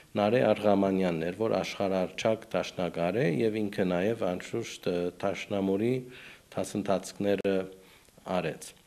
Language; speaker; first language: Armenian; early bilingual, heritage; Armenian